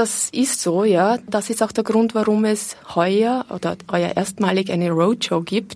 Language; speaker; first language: German; native; German